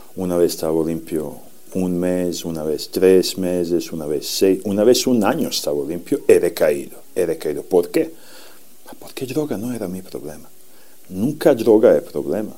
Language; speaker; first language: Spanish; non-native, fluent; Serbian